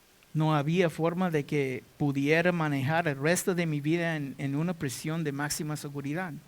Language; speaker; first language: Spanish; non-native, learner; English